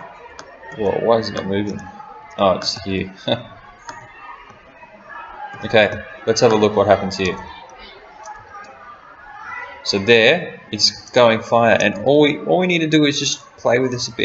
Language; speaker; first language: English; native; English